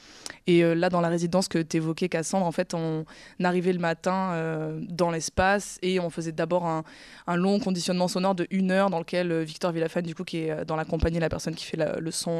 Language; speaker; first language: French; native; French